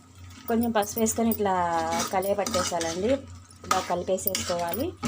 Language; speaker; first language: Telugu; native; Telugu